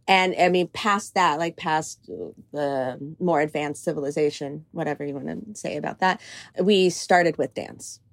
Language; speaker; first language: English; early bilingual, other home language; Greek